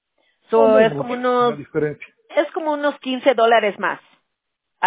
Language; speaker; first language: Spanish; early bilingual, heritage; Spanish